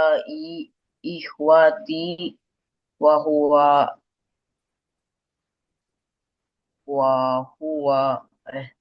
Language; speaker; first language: Arabic; non-native, learner; Indonesian